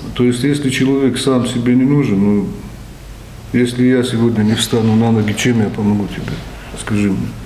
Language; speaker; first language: Russian; non-native, local second language; Ossetic